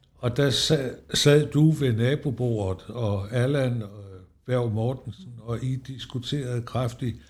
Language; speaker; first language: Danish; native; Danish